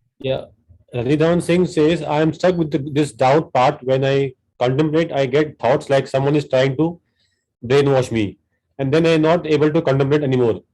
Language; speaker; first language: English; non-native, local second language; Hindi